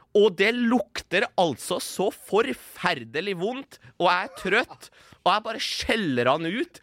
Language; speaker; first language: Norwegian; early bilingual, other home language; Persian